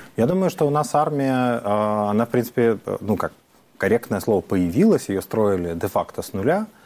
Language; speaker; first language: Russian; native; Russian